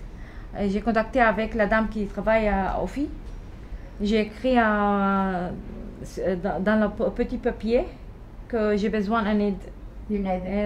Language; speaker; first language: French; non-native, learner; Arabic